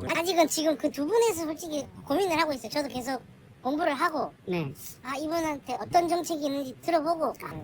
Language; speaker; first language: Korean; native; Korean